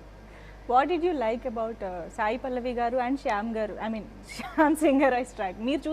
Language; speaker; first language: Telugu; native; Telugu